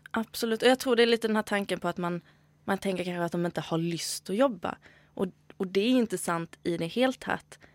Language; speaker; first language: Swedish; native; Swedish